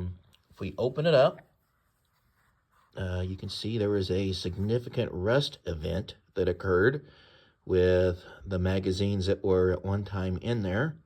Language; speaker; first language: English; native; English